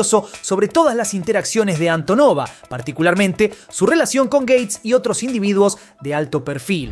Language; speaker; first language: Spanish; native; Spanish